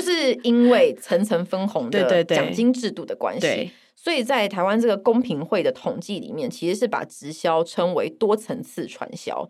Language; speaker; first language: Chinese; native; Chinese